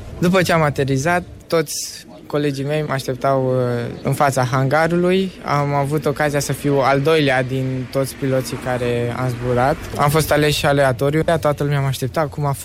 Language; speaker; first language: Romanian; native; Romanian